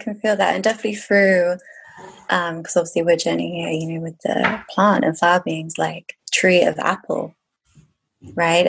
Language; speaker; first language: English; native; English